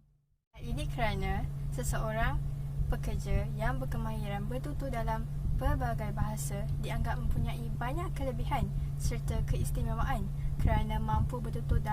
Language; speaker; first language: Malay; native; Malay